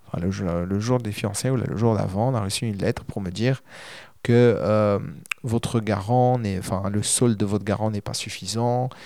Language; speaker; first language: French; non-native, local second language; Arabic